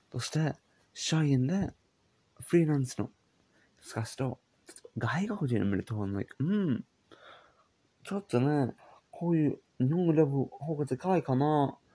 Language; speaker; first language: Japanese; non-native, learner; English